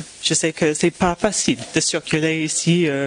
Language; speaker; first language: French; non-native, fluent; English